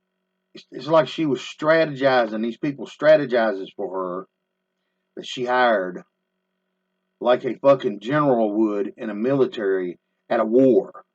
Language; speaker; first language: English; native; English